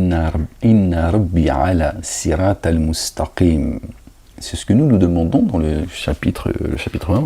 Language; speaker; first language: French; native; French